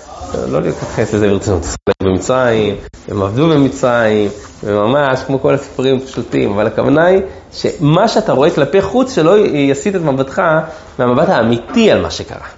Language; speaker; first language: Hebrew; native; Hebrew